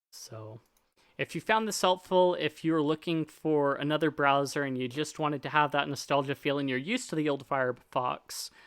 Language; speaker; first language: English; native; English